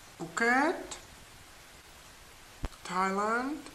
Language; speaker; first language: English; non-native, learner; Czech